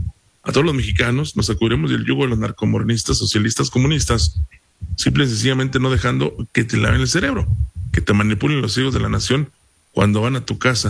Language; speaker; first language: Spanish; native; Spanish